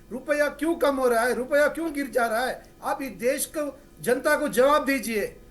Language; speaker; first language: Hindi; non-native, local second language; Telugu